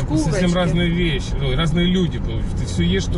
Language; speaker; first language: Russian; native; Russian